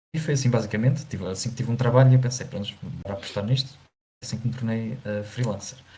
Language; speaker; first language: Portuguese; native; Portuguese